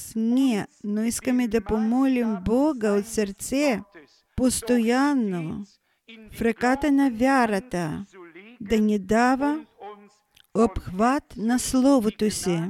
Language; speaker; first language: Bulgarian; non-native, fluent; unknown